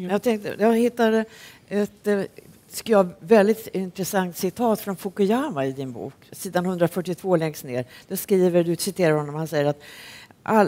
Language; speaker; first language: Swedish; native; Swedish